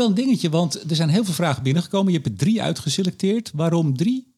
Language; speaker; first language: Dutch; native; Dutch